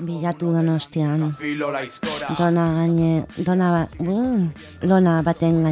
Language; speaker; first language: Basque; non-native, local second language; Spanish